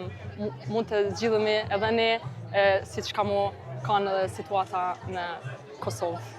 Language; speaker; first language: Albanian; early bilingual, heritage; Albanian